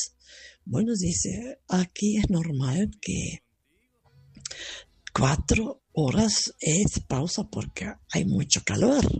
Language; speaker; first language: Spanish; non-native, fluent; German